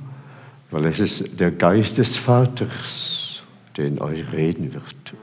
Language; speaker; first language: German; non-native, fluent; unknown